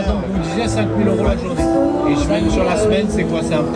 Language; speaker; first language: French; native; French